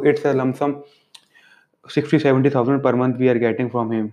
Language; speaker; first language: English; non-native, local second language; Hindi